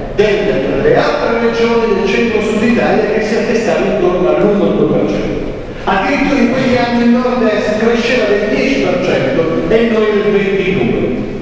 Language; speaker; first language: Italian; native; Italian